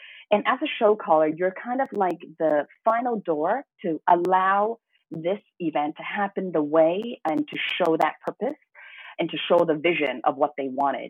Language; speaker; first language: English; non-native, local second language; Cantonese